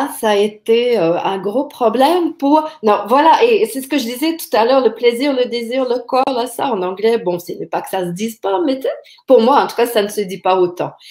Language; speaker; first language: French; non-native, local second language; English